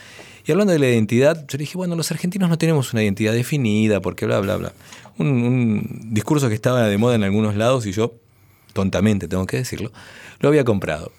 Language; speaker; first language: Spanish; native; Spanish